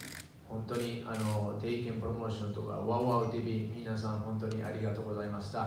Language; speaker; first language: Japanese; non-native, fluent; Spanish